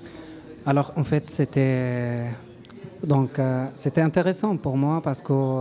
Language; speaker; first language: French; non-native, learner; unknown